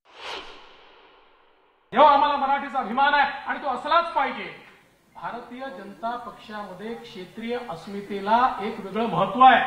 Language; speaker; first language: Marathi; native; Marathi